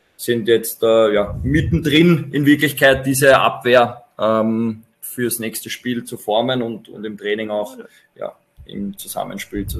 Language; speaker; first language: German; native; German